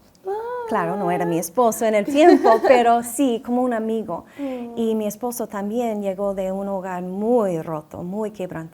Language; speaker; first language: Spanish; non-native, fluent; English